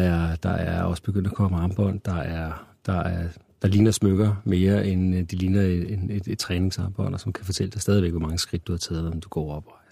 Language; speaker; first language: Danish; native; Danish